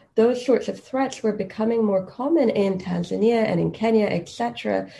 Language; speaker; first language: English; non-native, local second language; Swahili